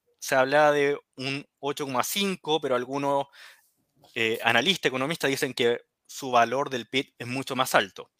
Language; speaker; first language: Spanish; native; Spanish